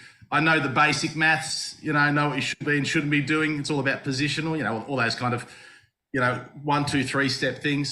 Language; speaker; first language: English; native; English